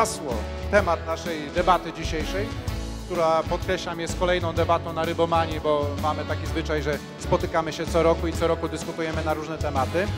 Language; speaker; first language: Polish; native; Polish